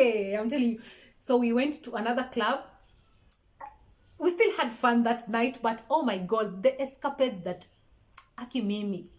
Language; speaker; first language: English; non-native, local second language; Swahili